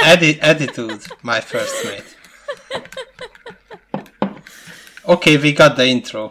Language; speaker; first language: English; non-native, fluent; Hungarian